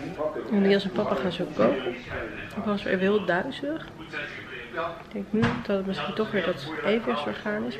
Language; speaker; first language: Dutch; native; Dutch